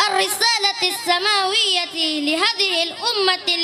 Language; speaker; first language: Arabic; non-native, learner; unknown